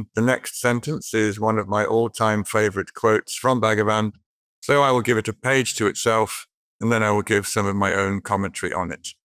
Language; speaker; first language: English; native; English